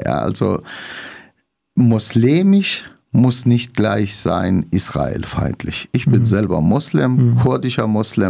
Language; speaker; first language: German; non-native, fluent; Arabic